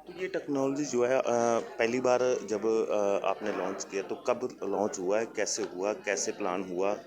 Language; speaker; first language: Hindi; non-native, local second language; Punjabi